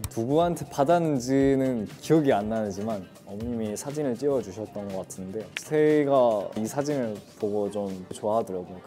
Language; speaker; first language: Korean; non-native, fluent; English